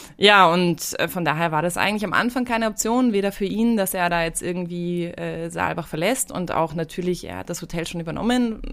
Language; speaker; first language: German; native; German